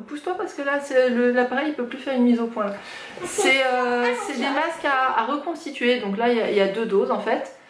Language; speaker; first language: French; native; French